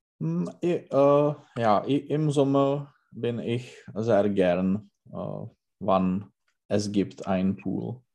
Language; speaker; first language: German; non-native, learner; Czech